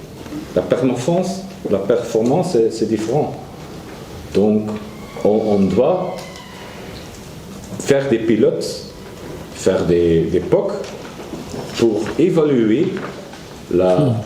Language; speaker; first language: French; non-native, learner; Dutch